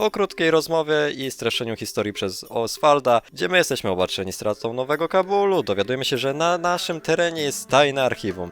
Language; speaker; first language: Polish; native; Polish